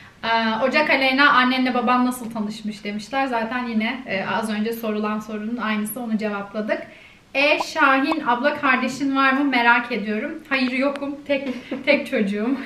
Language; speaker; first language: Turkish; native; Turkish